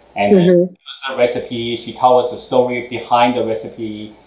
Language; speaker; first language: English; early bilingual, other home language; Chinese